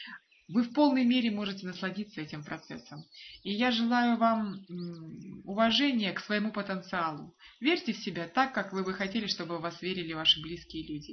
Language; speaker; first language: Russian; native; Russian